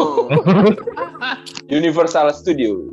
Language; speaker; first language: English; non-native, learner; Indonesian